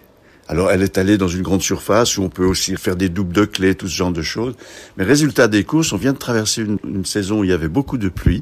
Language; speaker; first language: French; native; French